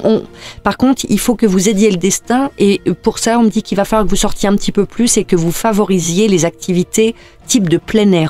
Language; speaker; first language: French; native; French